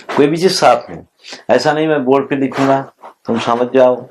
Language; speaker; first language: Hindi; non-native, local second language; Telugu